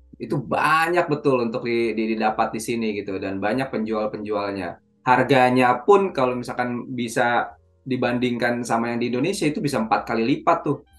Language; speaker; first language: Indonesian; native; Indonesian